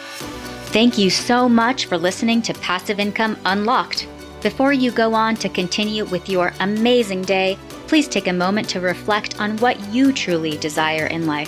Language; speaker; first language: English; native; English